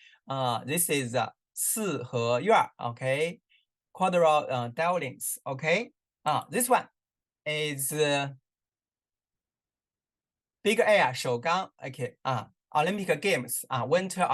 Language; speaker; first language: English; non-native, learner; Chinese